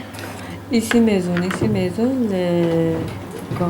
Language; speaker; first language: French; non-native, learner; Turkish